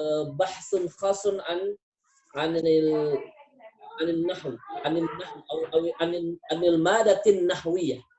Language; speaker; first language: Arabic; non-native, fluent; Indonesian